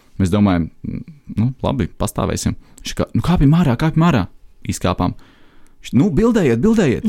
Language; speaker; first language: Latvian; native; Latvian